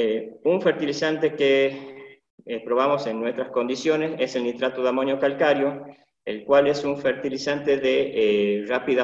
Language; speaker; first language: Spanish; native; Spanish